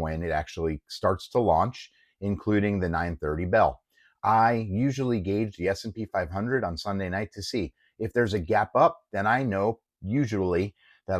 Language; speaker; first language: English; native; English